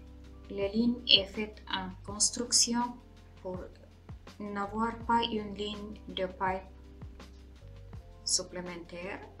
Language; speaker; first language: French; non-native, fluent; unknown